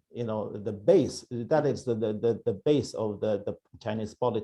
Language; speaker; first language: English; non-native, learner; Chinese